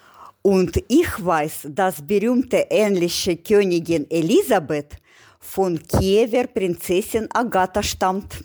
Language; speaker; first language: German; non-native, learner; Ukrainian